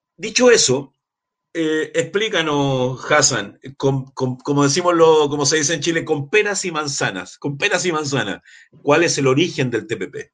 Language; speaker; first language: Spanish; native; Spanish